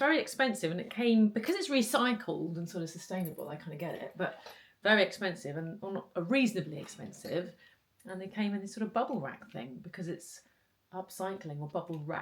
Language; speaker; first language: English; native; English